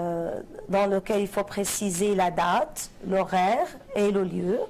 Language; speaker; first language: French; non-native, fluent; Arabic